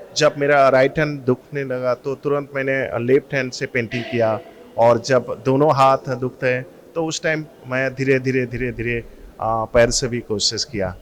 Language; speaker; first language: Hindi; non-native, local second language; Assamese